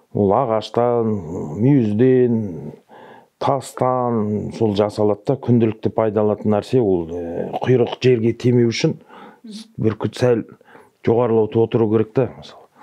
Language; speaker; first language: Kazakh; native; Kazakh